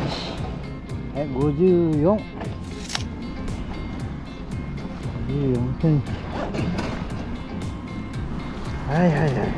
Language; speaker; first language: Japanese; native; Japanese